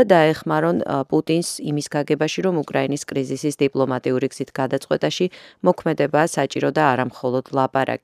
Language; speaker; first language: Georgian; native; Georgian